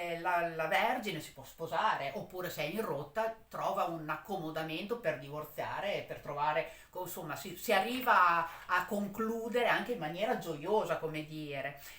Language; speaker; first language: Italian; native; Italian